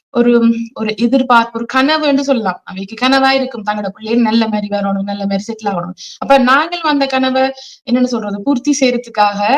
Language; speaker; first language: Tamil; early bilingual, heritage; Tamil